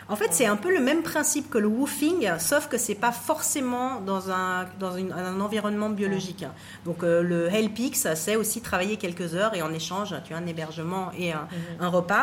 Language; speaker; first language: French; native; French